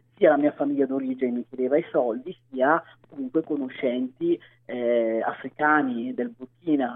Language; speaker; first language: Italian; native; Italian